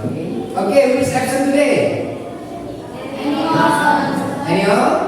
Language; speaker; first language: English; non-native, fluent; Indonesian